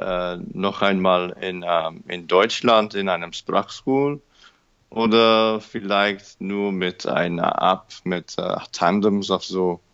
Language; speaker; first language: German; non-native, learner; English